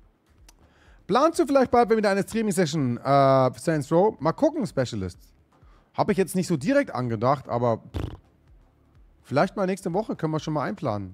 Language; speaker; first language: German; native; German